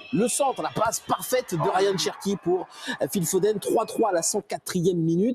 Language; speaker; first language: French; native; French